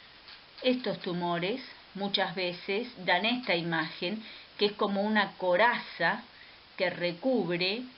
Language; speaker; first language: Spanish; native; Spanish